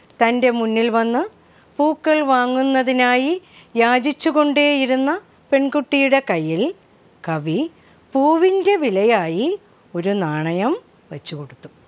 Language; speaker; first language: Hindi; non-native, local second language; Malayalam